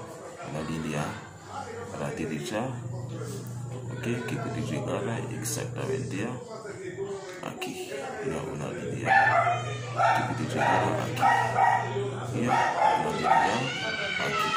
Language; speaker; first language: Spanish; non-native, learner; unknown